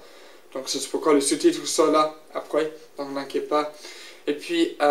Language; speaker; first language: French; non-native, learner; English